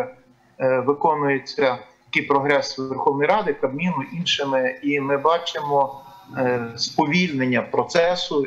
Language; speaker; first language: Ukrainian; native; Ukrainian